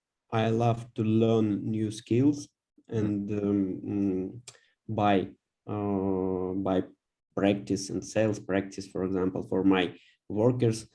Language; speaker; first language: English; non-native, learner; Russian